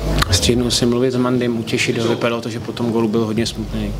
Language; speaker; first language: Czech; native; Czech